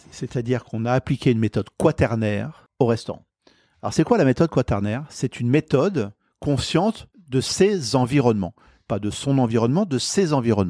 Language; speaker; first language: French; native; French